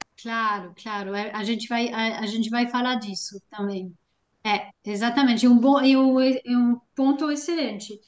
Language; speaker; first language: Portuguese; non-native, fluent; French